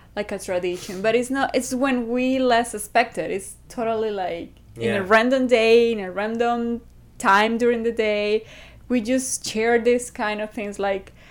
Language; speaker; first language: English; non-native, fluent; Spanish